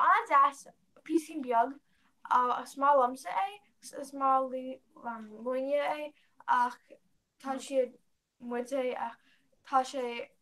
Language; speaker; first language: Irish; non-native, learner; English